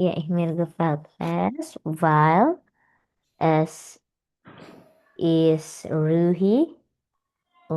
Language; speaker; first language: German; non-native, learner; Indonesian